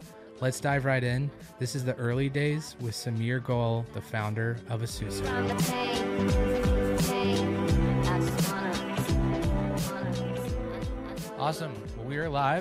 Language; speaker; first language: English; native; English